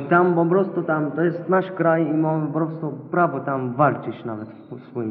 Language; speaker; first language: Polish; non-native, learner; Arabic